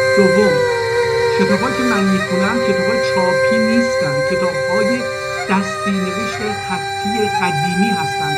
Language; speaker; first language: Persian; non-native, local second language; Azerbaijani